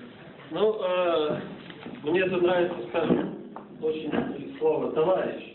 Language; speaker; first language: Russian; native; Russian